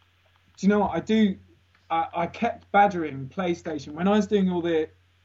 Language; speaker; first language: English; native; English